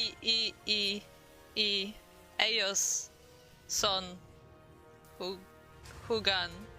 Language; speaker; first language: Spanish; non-native, learner; English